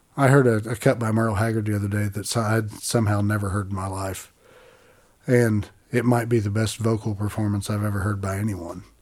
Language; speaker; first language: English; native; English